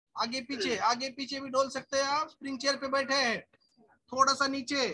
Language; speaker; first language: Hindi; non-native, local second language; Marathi